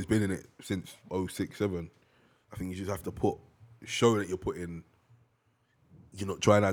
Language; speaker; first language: English; native; English